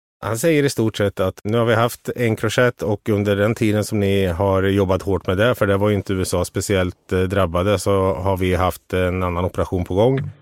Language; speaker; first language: Swedish; native; Swedish